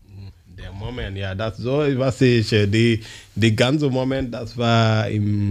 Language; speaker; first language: German; non-native, learner; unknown